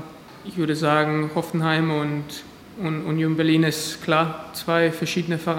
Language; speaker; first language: German; non-native, fluent; Danish